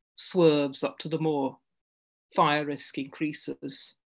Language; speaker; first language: English; native; English